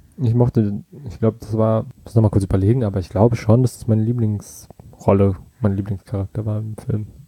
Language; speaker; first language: German; early bilingual, other home language; Vietnamese